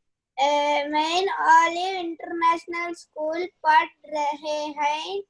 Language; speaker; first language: Hindi; non-native, learner; Tamil